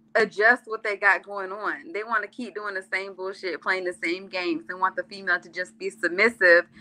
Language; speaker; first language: English; early bilingual, other home language; Arabic